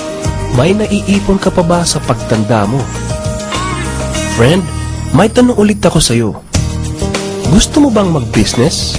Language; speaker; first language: Filipino; native; Filipino